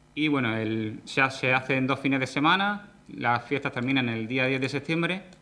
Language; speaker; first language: Spanish; native; Spanish